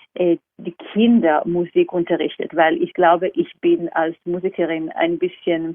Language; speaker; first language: German; non-native, fluent; Hebrew